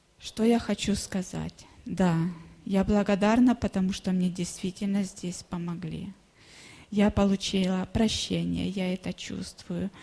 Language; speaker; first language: Russian; native; Russian